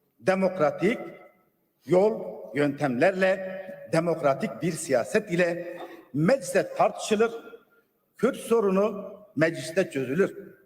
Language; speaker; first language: Turkish; non-native, local second language; Kurdish